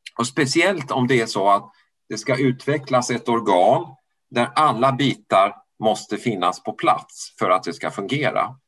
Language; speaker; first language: Swedish; native; Swedish